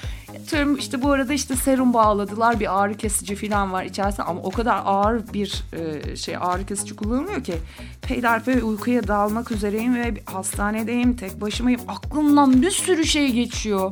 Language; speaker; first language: Turkish; native; Turkish